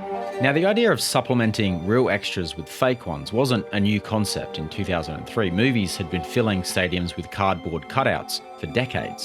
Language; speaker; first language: English; native; English